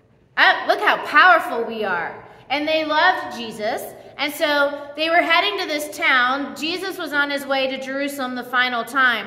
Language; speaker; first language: English; native; English